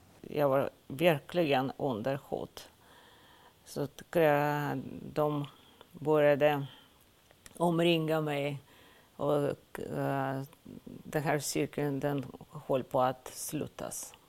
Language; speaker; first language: Swedish; non-native, fluent; Russian